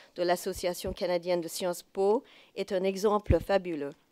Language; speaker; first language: French; non-native, fluent; English